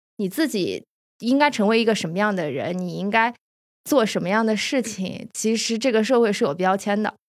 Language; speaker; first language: Chinese; native; Chinese